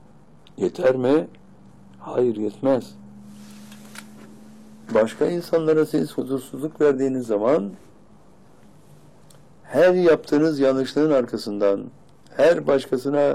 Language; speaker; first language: Turkish; native; Turkish